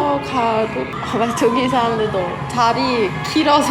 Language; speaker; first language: Korean; non-native, learner; German